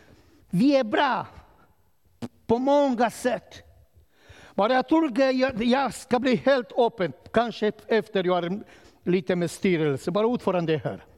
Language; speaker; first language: Swedish; non-native, learner; Romanian